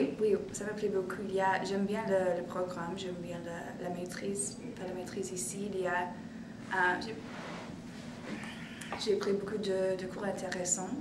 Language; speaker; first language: French; non-native, fluent; English